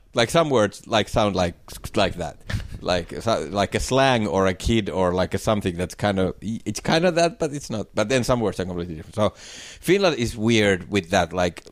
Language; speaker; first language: English; non-native, fluent; Finnish